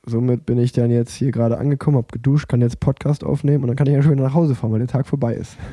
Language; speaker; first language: German; native; German